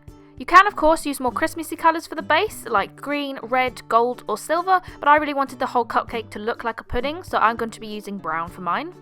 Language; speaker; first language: English; native; English